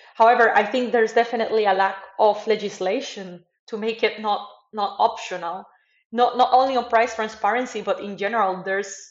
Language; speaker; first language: English; non-native, fluent; Spanish